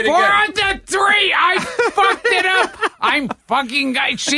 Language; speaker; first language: English; native; English